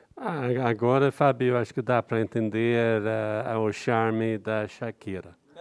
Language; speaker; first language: Portuguese; non-native, fluent; English